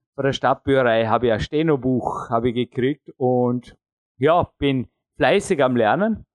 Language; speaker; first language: German; native; German